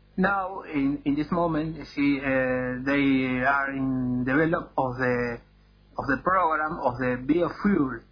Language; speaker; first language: English; non-native, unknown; Spanish